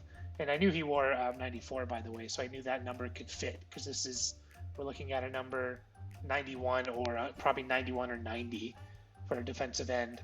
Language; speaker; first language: English; native; English